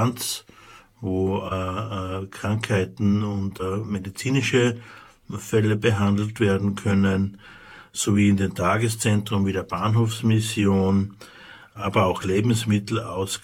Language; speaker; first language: German; native; German